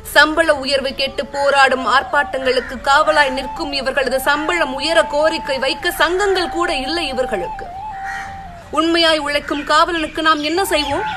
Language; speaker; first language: Tamil; non-native, local second language; Telugu